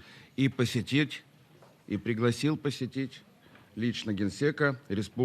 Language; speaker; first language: Russian; native; Russian